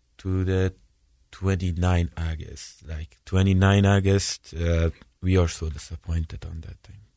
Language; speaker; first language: English; non-native, fluent; Persian